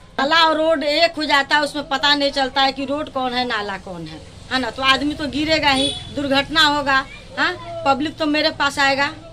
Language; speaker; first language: Hindi; native; Hindi